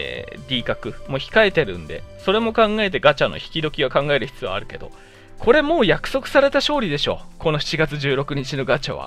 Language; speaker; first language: Japanese; native; Japanese